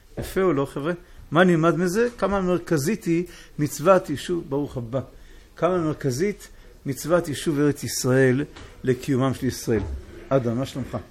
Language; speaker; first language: Hebrew; native; Hebrew